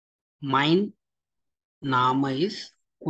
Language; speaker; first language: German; non-native, fluent; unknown